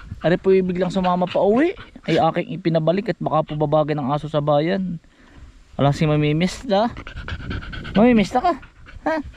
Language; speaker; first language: Filipino; native; Filipino